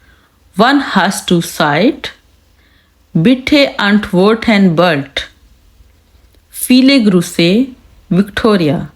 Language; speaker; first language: German; non-native, fluent; Urdu